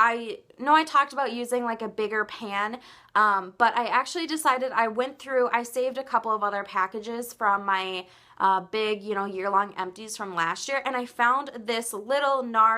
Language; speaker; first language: English; native; English